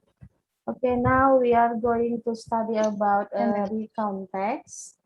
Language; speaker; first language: English; non-native, fluent; Indonesian